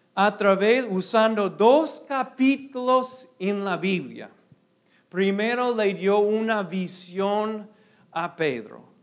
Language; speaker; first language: Spanish; non-native, fluent; English